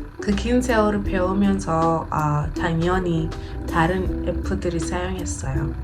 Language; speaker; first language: Korean; non-native, learner; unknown